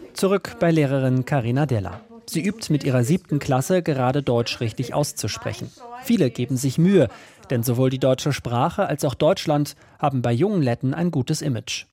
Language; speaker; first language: German; native; German